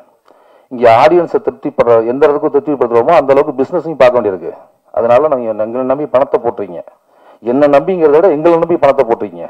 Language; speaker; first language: Tamil; native; Tamil